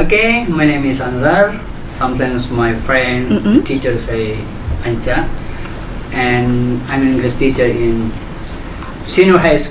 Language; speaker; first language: English; non-native, learner; Indonesian